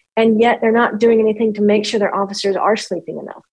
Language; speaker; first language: English; native; English